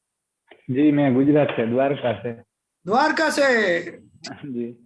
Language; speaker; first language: Hindi; non-native, local second language; Gujarati